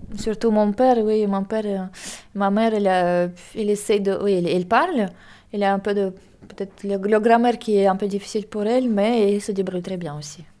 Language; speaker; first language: French; non-native, fluent; Russian